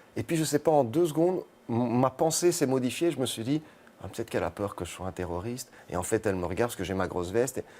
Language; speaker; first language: French; early bilingual, other home language; Arabic